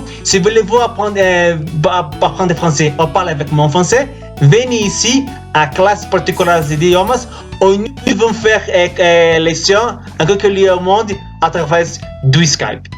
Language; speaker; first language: French; non-native, learner; Spanish